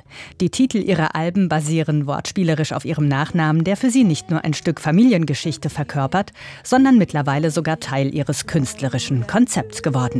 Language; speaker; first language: German; native; German